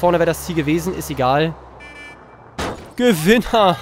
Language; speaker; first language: German; native; German